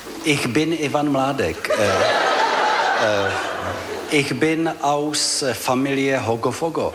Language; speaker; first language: German; non-native, learner; Czech